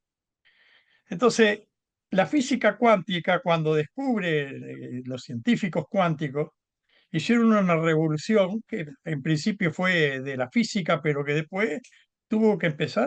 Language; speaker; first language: Spanish; native; Spanish